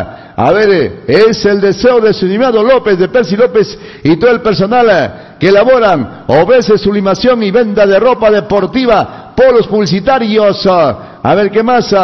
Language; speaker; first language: Spanish; native; Spanish